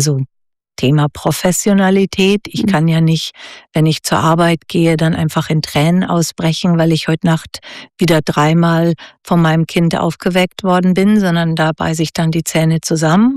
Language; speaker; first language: German; native; German